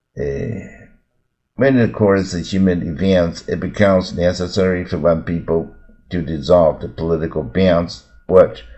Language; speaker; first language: English; non-native, fluent; Chinese